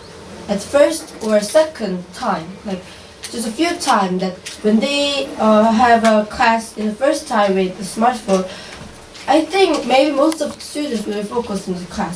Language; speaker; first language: English; non-native, learner; Korean